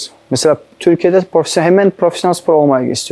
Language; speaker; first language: Turkish; non-native, learner; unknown